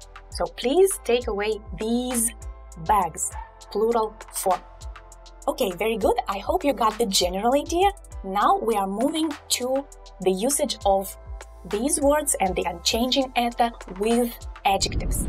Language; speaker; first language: English; non-native, fluent; Russian